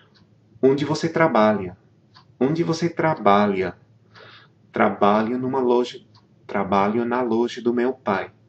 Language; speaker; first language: Portuguese; non-native, fluent; English